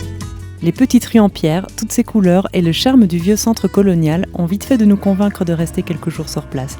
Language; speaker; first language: French; native; French